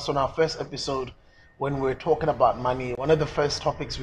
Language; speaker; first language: English; non-native, local second language; Zulu